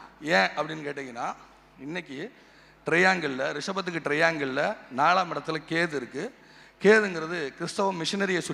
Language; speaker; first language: Tamil; native; Tamil